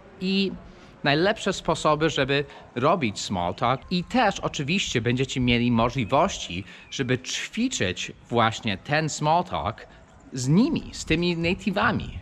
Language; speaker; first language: Polish; non-native, fluent; English